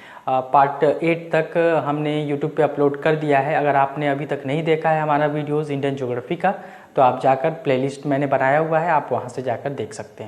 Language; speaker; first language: Hindi; native; Hindi